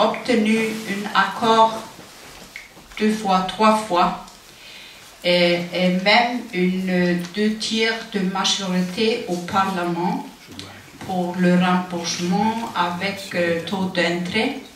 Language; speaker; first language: French; non-native, fluent; Icelandic